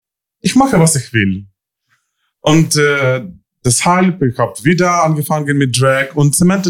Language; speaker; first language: German; non-native, fluent; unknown